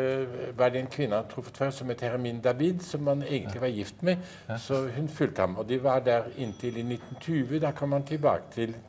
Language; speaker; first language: Norwegian; early bilingual, heritage; Norwegian